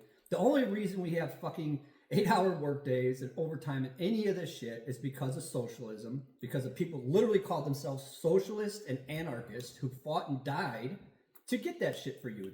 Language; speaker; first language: English; native; English